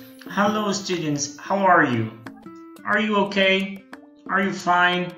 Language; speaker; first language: English; non-native, fluent; Portuguese